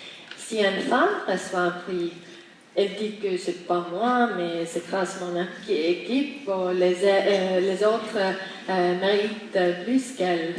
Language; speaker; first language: French; non-native, fluent; Estonian